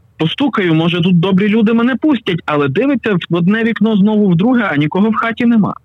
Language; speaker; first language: Ukrainian; native; Ukrainian